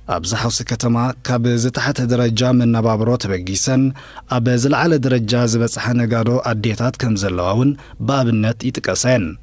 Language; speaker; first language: Tigrinya; native; Tigrinya